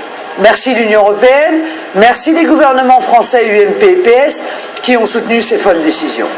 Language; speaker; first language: French; native; French